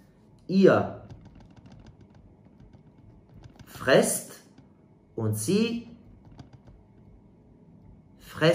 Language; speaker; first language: German; non-native, fluent; Serbian